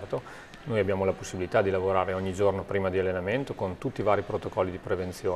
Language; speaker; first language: Italian; native; Italian